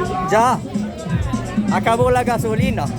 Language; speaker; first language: Spanish; non-native, learner; French